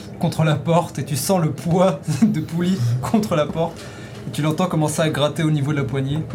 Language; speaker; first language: French; native; French